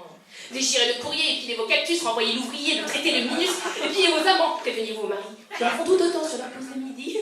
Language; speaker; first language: French; native; French